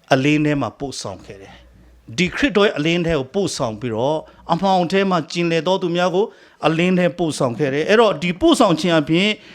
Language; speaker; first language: Burmese; non-native, local second language; Hakha Chin